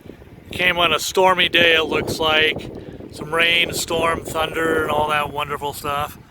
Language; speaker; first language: English; native; English